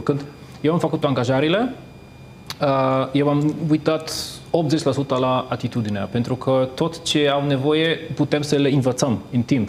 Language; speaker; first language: Romanian; non-native, fluent; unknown